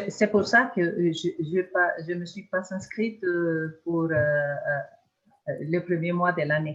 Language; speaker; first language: French; non-native, fluent; Spanish